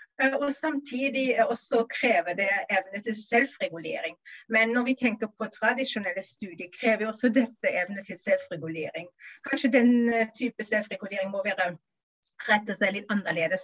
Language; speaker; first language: Norwegian; non-native, fluent; German